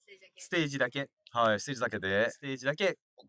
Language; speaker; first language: Japanese; non-native, learner; English